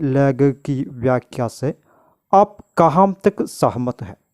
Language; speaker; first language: Hindi; non-native, local second language; Malayalam